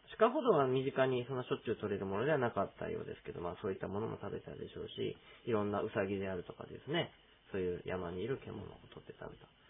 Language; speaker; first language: Japanese; native; Japanese